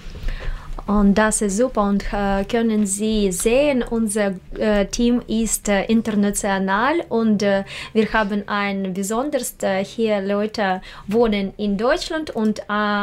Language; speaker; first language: German; non-native, learner; Russian